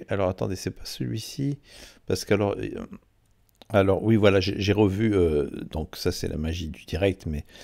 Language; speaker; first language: French; native; French